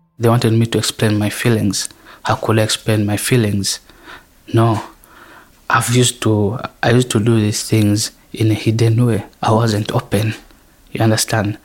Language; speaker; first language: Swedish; non-native, learner; Swahili